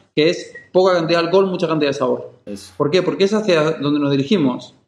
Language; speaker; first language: Spanish; native; Spanish